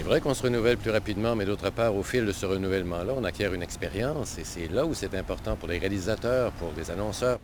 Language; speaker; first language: French; native; French